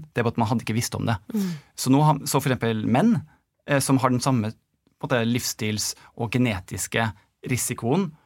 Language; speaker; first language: Norwegian; native; Norwegian